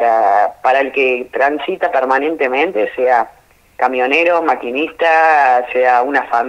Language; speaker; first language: Spanish; native; Spanish